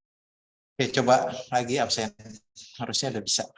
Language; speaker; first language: Indonesian; native; Indonesian